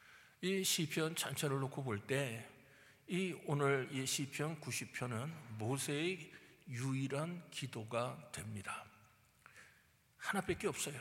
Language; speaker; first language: Korean; native; Korean